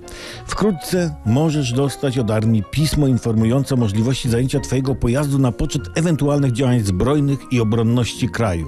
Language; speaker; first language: Polish; native; Polish